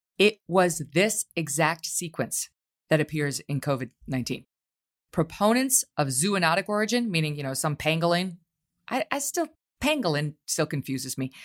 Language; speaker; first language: English; native; English